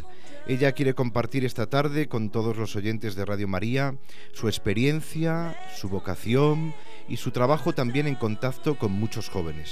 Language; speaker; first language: Spanish; native; Spanish